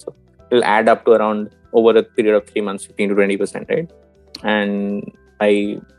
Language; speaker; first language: English; non-native, local second language; Odia